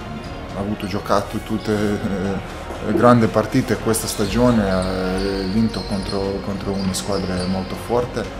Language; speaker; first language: Italian; non-native, fluent; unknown